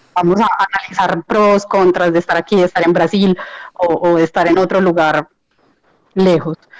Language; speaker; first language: Spanish; native; Spanish